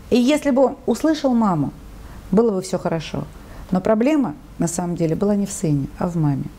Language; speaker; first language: Russian; non-native, local second language; Chechen